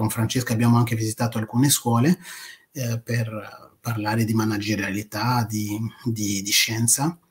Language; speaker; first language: Italian; non-native, fluent; Kinyarwanda